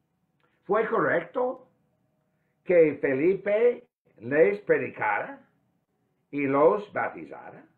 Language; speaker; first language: Spanish; non-native, fluent; English